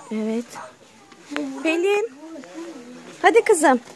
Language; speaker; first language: Turkish; native; Turkish